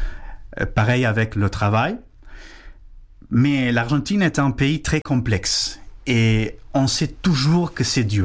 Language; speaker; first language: French; non-native, fluent; Spanish